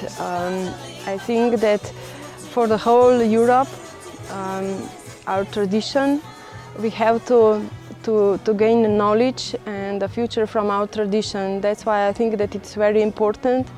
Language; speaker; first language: English; non-native, fluent; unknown